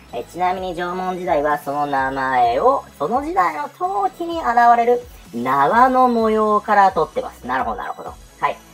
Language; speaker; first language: Japanese; native; Japanese